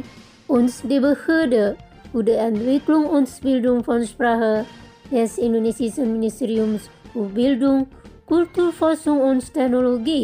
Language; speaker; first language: German; non-native, fluent; Indonesian